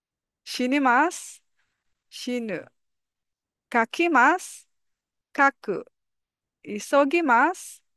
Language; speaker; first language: Japanese; non-native, fluent; Filipino